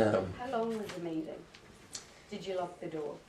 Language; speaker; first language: English; native; English